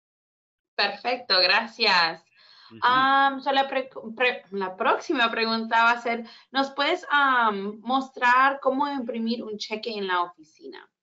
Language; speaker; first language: Spanish; early bilingual, heritage; Spanish